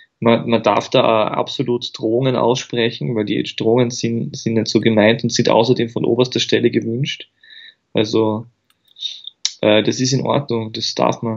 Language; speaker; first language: German; native; German